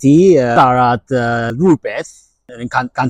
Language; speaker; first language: Welsh; non-native, learner; Cantonese